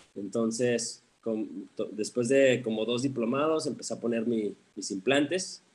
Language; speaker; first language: Spanish; early bilingual, heritage; Spanish